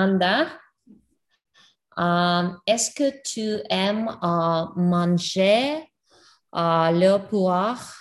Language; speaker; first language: French; non-native, learner; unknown